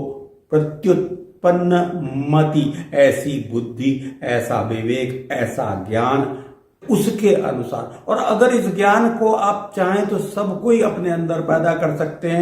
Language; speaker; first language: Hindi; native; Hindi